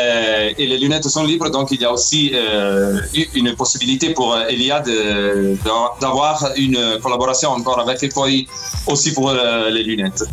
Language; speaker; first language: French; non-native, fluent; Italian